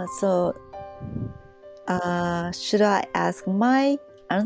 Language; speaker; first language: English; non-native, learner; Japanese